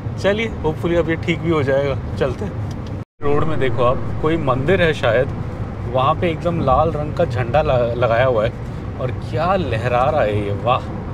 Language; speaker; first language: Hindi; non-native, local second language; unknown